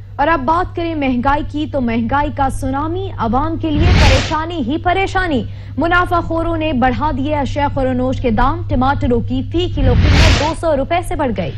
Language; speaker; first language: Urdu; native; Urdu